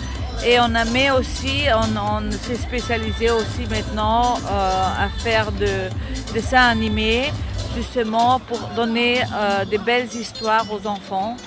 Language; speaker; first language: French; non-native, fluent; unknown